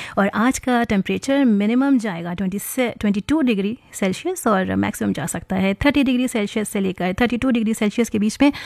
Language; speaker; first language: Hindi; native; Hindi